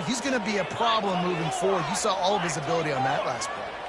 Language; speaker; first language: English; native; English